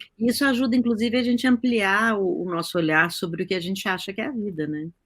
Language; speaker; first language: Portuguese; native; Portuguese